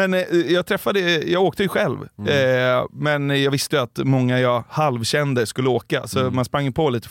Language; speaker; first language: Swedish; native; Swedish